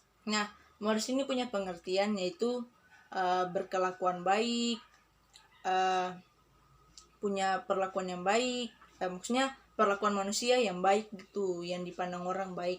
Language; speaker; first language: Indonesian; native; Indonesian